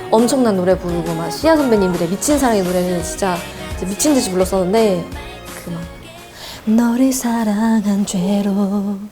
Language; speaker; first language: Korean; native; Korean